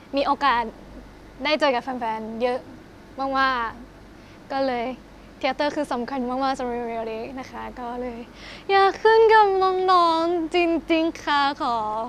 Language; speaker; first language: Thai; non-native, fluent; Japanese